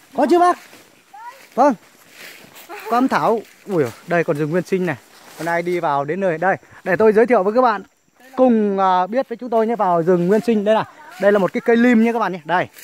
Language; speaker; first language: Vietnamese; non-native, local second language; Muong